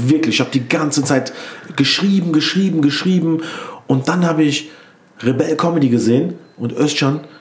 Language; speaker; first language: German; early bilingual, other home language; Turkish